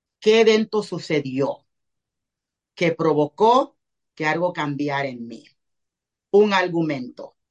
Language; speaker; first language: Spanish; early bilingual, heritage; Spanish